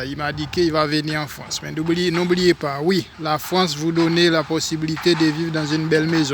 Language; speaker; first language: French; non-native, local second language; Haitian Creole